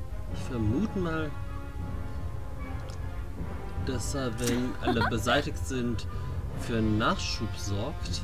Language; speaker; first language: German; native; German